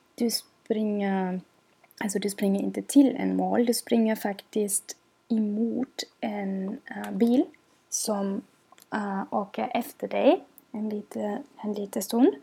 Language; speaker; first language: Swedish; non-native, learner; German